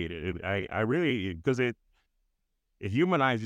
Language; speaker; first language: English; non-native, local second language; Yoruba